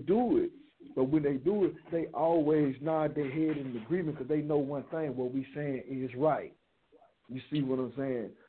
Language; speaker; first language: English; native; English